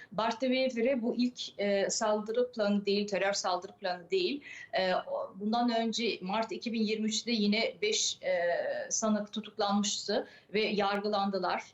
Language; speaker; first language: Turkish; early bilingual, other home language; French